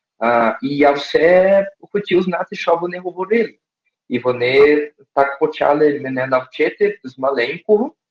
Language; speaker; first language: Ukrainian; early bilingual, heritage; Portuguese